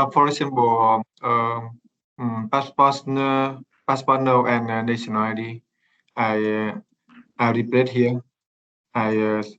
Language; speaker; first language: English; non-native, learner; Vietnamese